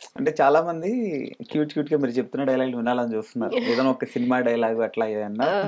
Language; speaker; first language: Telugu; native; Telugu